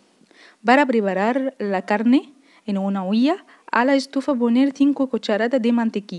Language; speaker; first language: Spanish; non-native, fluent; Arabic